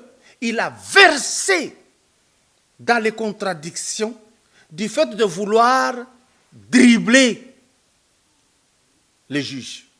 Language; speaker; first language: French; non-native, local second language; Lingala